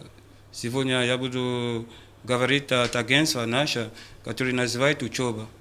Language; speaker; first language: Russian; non-native, fluent; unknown